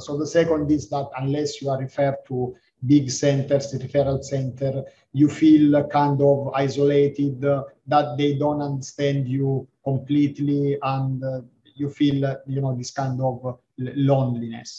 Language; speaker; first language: English; non-native, fluent; Italian